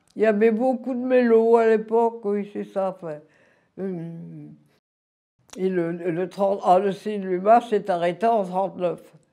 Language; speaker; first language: French; native; French